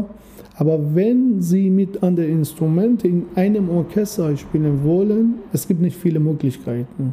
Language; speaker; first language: German; non-native, learner; Persian